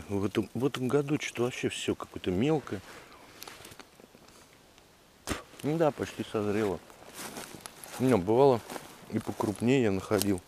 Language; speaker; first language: Russian; native; Russian